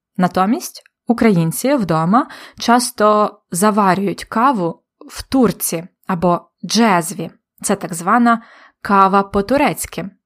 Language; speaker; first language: Ukrainian; native; Ukrainian